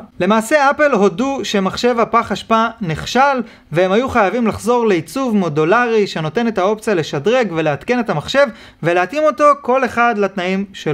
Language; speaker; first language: Hebrew; native; Hebrew